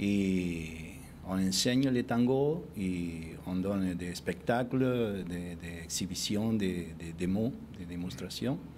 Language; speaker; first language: French; non-native, fluent; Spanish